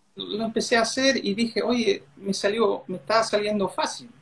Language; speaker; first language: Spanish; early bilingual, heritage; Spanish